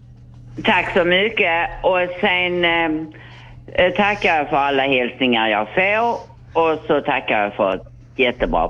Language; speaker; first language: Swedish; native; Swedish